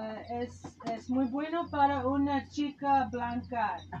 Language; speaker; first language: Spanish; non-native, learner; English